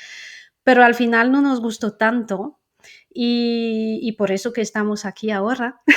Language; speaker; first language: Spanish; non-native, fluent; French